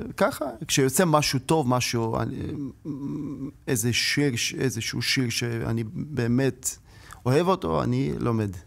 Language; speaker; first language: Hebrew; non-native, learner; Russian